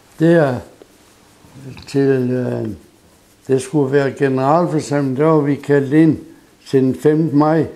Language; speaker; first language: Danish; native; Danish